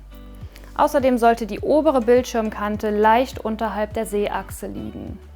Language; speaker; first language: German; native; German